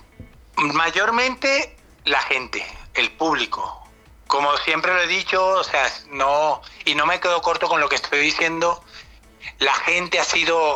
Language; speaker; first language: Spanish; native; Spanish